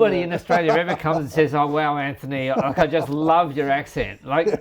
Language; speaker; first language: English; native; English